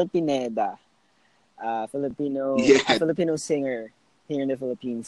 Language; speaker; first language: English; non-native, local second language; Filipino